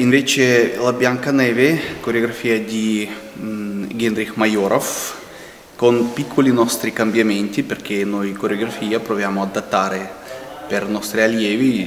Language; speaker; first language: Italian; non-native, fluent; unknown